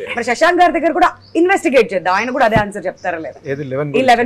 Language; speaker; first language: Telugu; native; Telugu